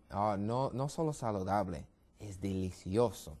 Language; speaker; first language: Spanish; non-native, learner; English